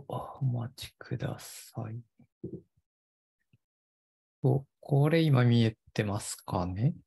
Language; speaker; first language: Japanese; native; Japanese